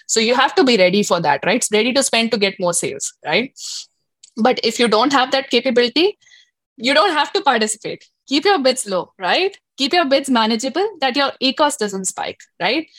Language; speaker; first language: English; non-native, local second language; Hindi